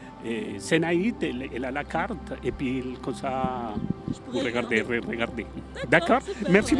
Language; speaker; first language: French; non-native, fluent; Spanish